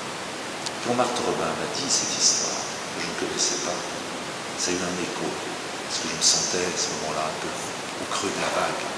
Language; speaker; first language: French; native; French